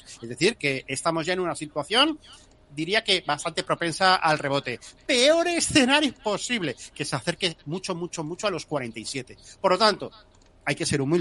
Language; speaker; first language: Spanish; native; Spanish